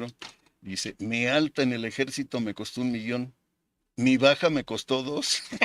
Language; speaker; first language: Spanish; native; Spanish